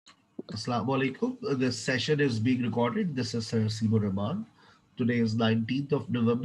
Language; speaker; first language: English; non-native, fluent; Urdu